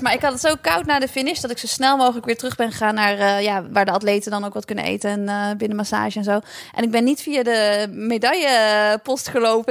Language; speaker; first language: Dutch; native; Dutch